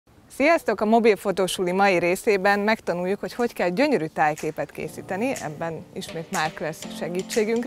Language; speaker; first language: Hungarian; native; Hungarian